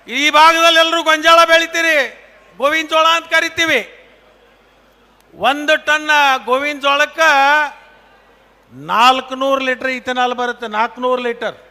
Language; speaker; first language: Kannada; native; Kannada